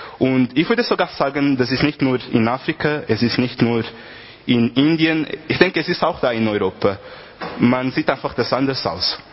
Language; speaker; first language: German; non-native, fluent; Portuguese